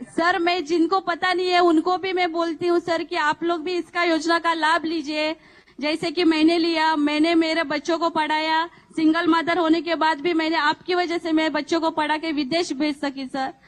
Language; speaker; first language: Hindi; non-native, local second language; Marathi